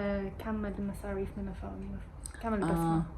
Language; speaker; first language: Arabic; non-native, learner; English